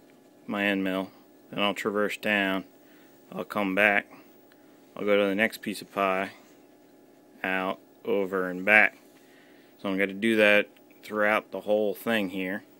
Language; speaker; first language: English; native; English